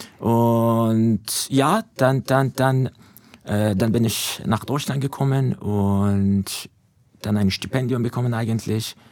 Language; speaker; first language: German; non-native, fluent; Persian